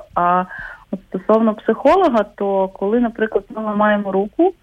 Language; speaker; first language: Ukrainian; native; Ukrainian